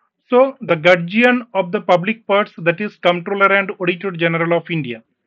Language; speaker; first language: English; non-native, local second language; Bangla